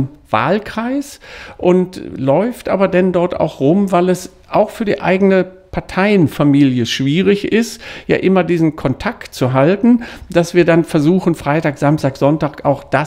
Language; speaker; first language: German; native; German